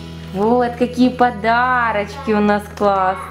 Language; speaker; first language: Russian; native; Russian